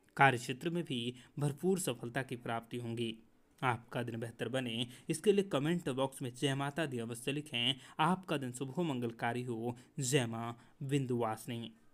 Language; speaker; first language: Hindi; native; Hindi